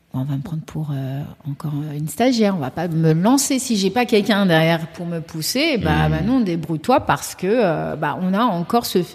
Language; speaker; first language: French; early bilingual, other home language; Kabuverdianu